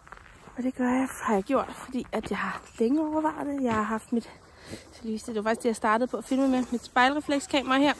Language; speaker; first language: Danish; native; Danish